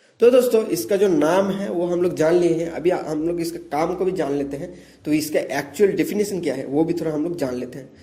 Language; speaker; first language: Hindi; non-native, local second language; Bangla